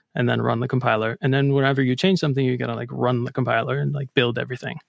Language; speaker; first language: English; non-native, fluent; Icelandic